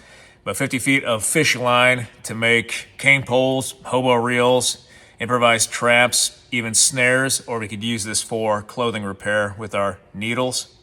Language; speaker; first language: English; native; English